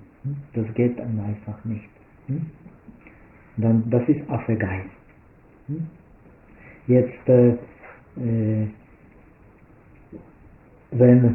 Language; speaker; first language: German; non-native, fluent; Czech